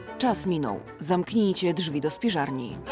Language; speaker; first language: Polish; native; Polish